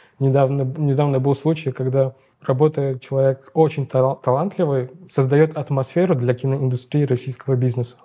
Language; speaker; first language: Russian; non-native, local second language; Uzbek